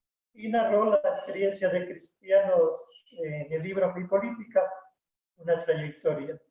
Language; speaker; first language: Spanish; native; Spanish